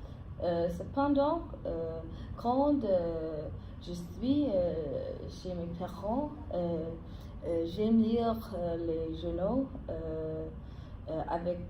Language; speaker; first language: French; non-native, fluent; English